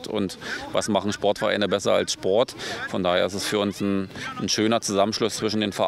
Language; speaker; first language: German; native; German